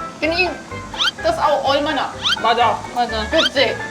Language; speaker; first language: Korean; non-native, fluent; German